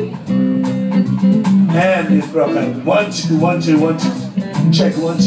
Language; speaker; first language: English; early bilingual, other home language; French